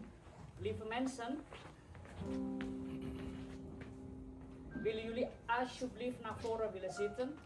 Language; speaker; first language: Dutch; non-native, fluent; Indonesian